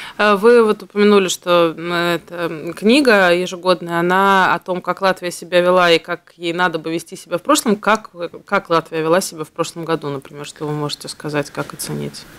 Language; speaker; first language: Russian; native; Russian